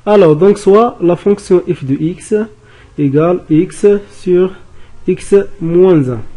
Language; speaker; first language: French; non-native, local second language; Arabic